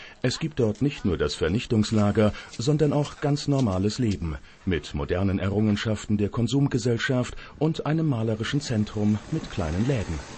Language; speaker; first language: German; native; German